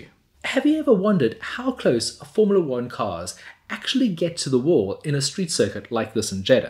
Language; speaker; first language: English; native; English